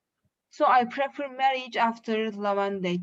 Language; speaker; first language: English; non-native, learner; Turkish